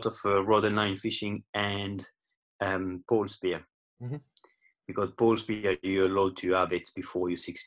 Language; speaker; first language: English; non-native, fluent; French